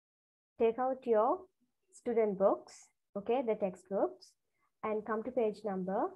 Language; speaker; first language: English; non-native, fluent; Sinhala